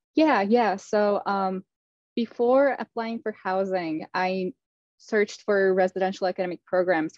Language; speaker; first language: English; non-native, fluent; Turkish